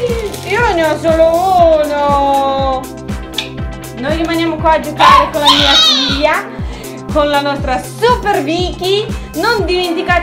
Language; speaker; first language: Italian; non-native, fluent; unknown